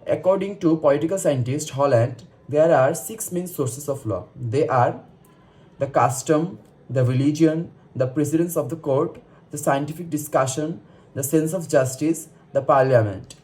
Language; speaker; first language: English; non-native, local second language; Bangla